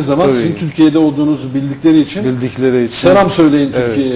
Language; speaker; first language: Turkish; native; Turkish